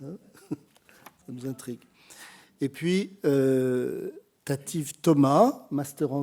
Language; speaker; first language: French; native; French